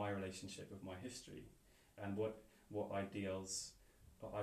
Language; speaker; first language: English; native; English